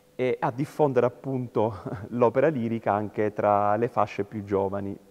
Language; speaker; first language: Italian; native; Italian